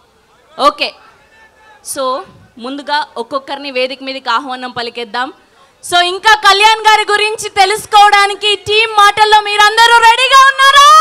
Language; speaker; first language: Telugu; native; Telugu